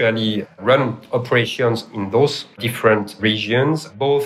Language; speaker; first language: English; non-native, fluent; French